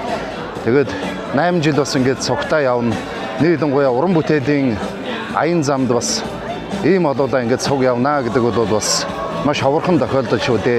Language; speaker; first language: Mongolian; native; Mongolian